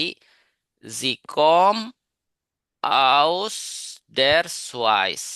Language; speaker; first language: German; non-native, learner; Indonesian